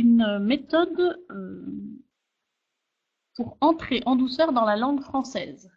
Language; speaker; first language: French; native; French